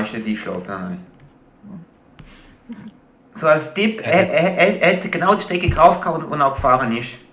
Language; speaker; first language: German; native; German